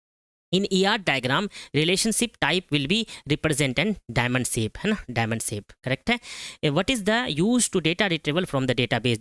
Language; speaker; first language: Hindi; native; Hindi